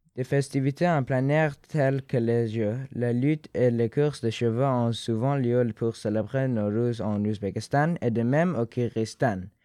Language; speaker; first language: French; non-native, fluent; Persian